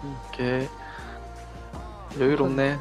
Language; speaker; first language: Korean; native; Korean